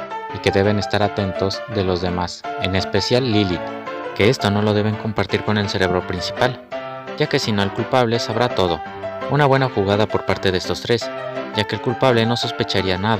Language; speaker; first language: Spanish; native; Spanish